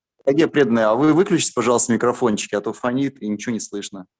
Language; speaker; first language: Russian; native; Russian